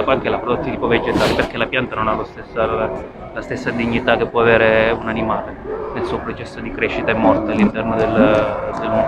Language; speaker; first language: Italian; native; Italian